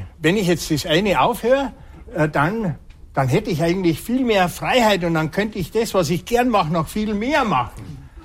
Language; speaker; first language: German; native; German